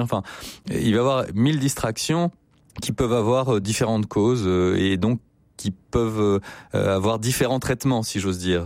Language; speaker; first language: French; native; French